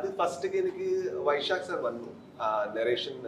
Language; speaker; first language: Malayalam; non-native, learner; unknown